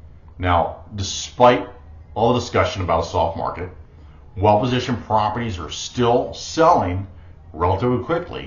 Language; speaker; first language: English; native; English